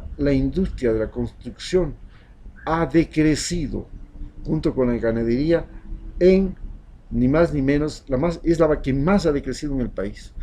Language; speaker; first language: Spanish; native; Spanish